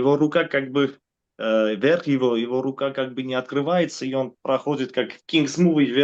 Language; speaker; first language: Russian; non-native, fluent; Armenian